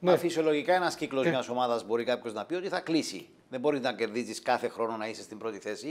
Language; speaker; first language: Greek; native; Greek